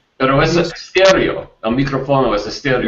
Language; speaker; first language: Spanish; non-native, learner; English